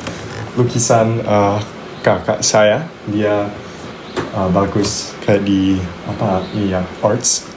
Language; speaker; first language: Indonesian; non-native, local second language; English